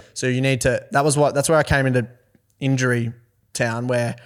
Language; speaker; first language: English; native; English